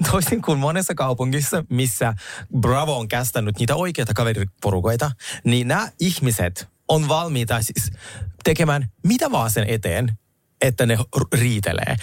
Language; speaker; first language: Finnish; non-native, fluent; Russian